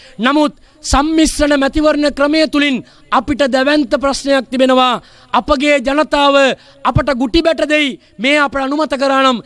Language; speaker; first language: Sinhala; non-native, local second language; Tamil